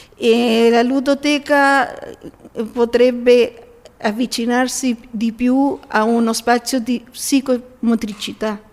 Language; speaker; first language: Italian; early bilingual, heritage; Italian